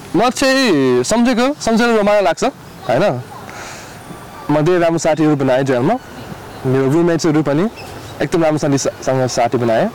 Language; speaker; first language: Nepali; non-native, learner; English